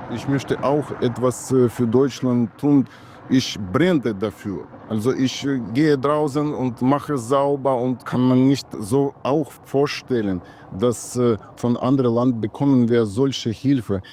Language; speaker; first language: German; non-native, learner; Russian